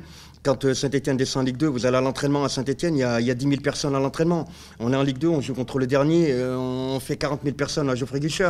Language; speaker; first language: French; native; French